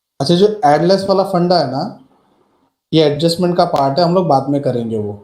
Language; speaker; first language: Hindi; native; Hindi